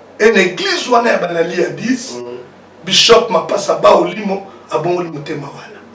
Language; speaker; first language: Lingala; early bilingual, other home language; Kongo